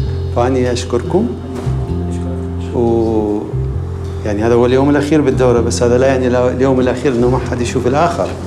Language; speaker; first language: Arabic; native; Arabic